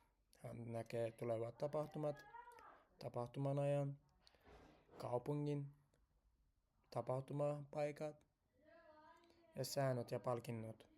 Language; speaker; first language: Finnish; non-native, learner; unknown